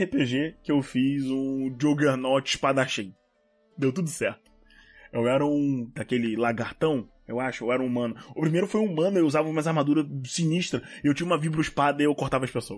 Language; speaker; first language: Portuguese; native; Portuguese